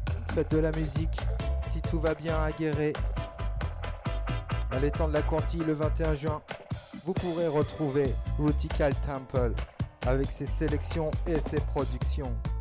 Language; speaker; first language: French; native; French